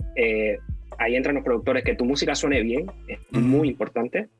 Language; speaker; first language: Spanish; native; Spanish